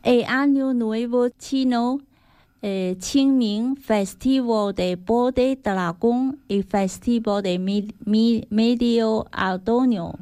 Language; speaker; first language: Spanish; non-native, learner; Chinese